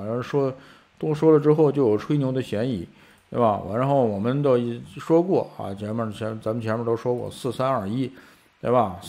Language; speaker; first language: Chinese; native; Chinese